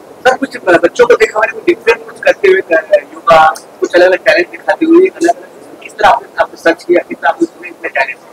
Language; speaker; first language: Hindi; native; Hindi